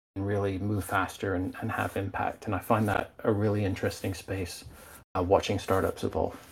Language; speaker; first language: English; native; English